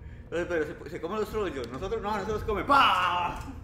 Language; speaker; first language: Spanish; native; Spanish